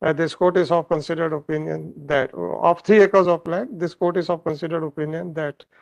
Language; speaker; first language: English; non-native, local second language; Hindi